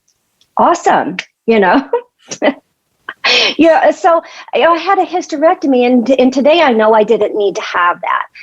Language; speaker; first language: English; native; English